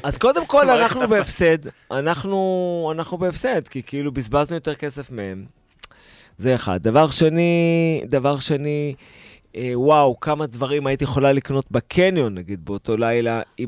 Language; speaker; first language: Hebrew; native; Hebrew